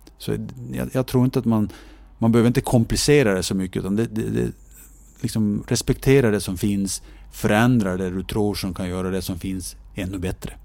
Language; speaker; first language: Swedish; native; Swedish